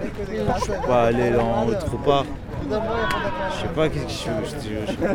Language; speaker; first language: French; non-native, learner; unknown